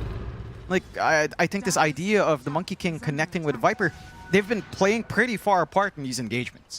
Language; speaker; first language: English; native; English